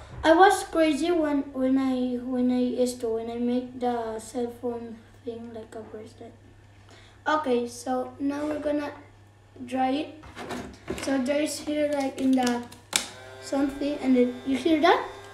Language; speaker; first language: English; non-native, learner; Spanish